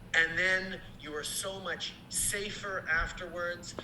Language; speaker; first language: English; early bilingual, other home language; French